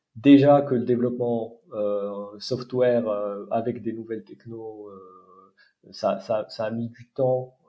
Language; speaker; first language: French; non-native, local second language; Arabic